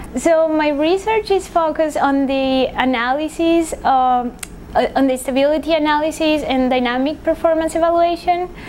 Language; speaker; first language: English; non-native, fluent; Spanish